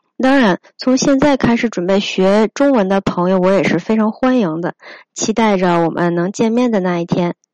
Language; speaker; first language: Chinese; native; Chinese